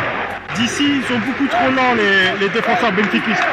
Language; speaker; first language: French; native; French